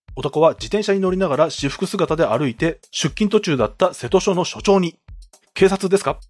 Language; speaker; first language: Japanese; native; Japanese